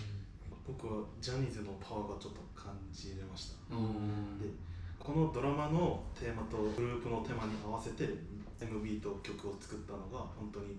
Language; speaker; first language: Japanese; non-native, fluent; Korean